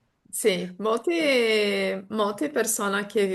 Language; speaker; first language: Italian; non-native, fluent; Portuguese